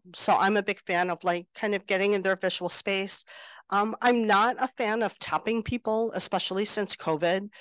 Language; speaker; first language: English; native; English